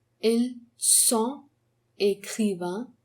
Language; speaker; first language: French; non-native, fluent; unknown